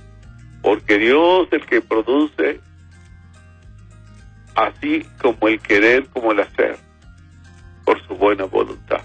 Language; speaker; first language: Spanish; native; Spanish